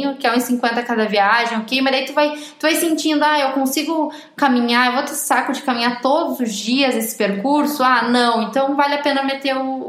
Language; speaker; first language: Portuguese; native; Portuguese